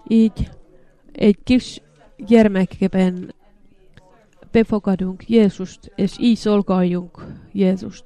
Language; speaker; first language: Hungarian; non-native, learner; Finnish